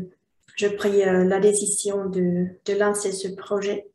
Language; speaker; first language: French; non-native, learner; Finnish